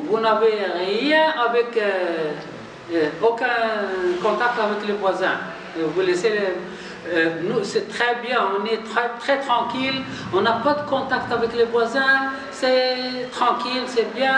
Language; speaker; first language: French; non-native, local second language; Arabic